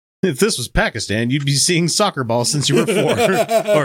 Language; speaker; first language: English; native; English